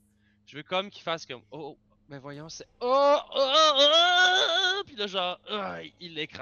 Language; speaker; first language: French; native; French